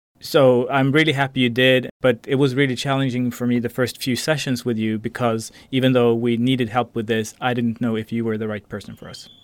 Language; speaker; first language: English; non-native, fluent; Swedish